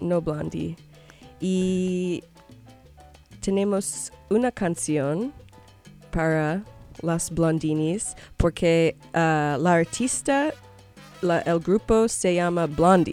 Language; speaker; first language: Spanish; non-native, learner; English